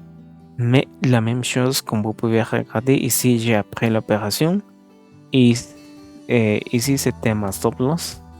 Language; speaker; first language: French; non-native, learner; Spanish